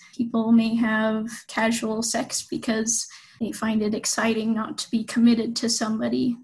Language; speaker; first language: English; native; English